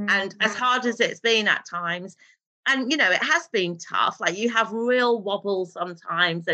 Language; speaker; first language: English; non-native, local second language; Urdu